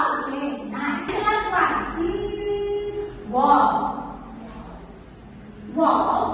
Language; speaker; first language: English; non-native, learner; Indonesian